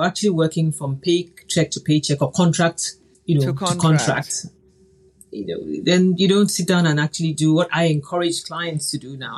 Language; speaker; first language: English; non-native, local second language; Yoruba